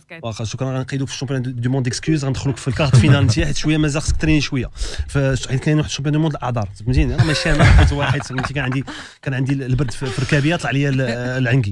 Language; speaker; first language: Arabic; native; Arabic